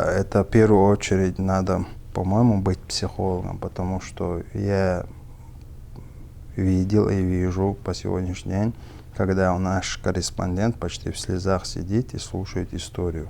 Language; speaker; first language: Russian; non-native, local second language; Chechen